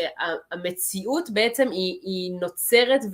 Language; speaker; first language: Hebrew; early bilingual, other home language; Russian